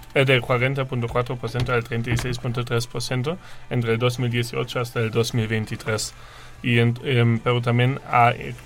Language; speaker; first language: Spanish; non-native, fluent; German